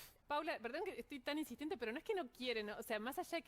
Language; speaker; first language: Spanish; native; Spanish